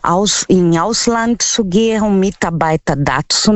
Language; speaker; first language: German; non-native, fluent; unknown